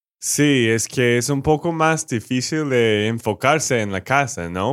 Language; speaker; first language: Spanish; non-native, fluent; English